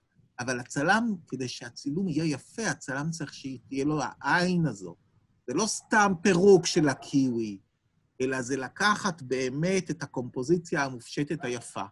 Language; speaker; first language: Hebrew; native; Hebrew